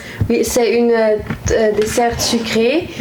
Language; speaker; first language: French; non-native, local second language; Turkish